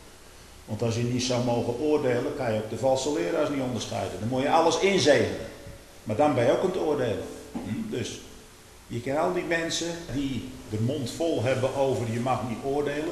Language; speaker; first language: Dutch; native; Dutch